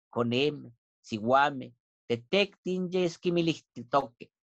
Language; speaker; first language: Spanish; non-native, local second language; Nahuatl languages